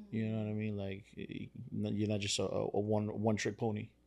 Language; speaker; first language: English; native; English